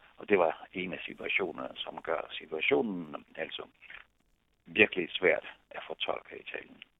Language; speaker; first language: Danish; non-native, fluent; Italian